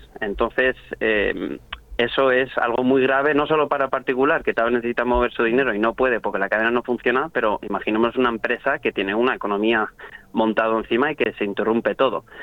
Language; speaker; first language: Spanish; native; Spanish